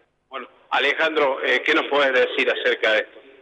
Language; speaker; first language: Spanish; native; Spanish